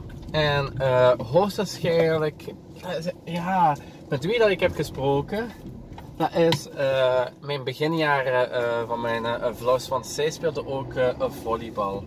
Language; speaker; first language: Dutch; native; Dutch